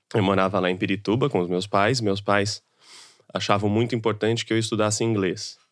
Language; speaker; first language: Portuguese; native; Portuguese